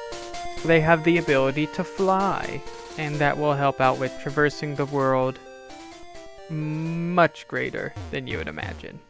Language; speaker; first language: English; native; English